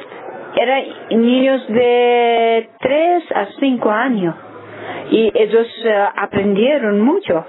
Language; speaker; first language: Spanish; non-native, learner; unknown